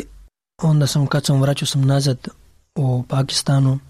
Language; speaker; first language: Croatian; non-native, learner; Pashto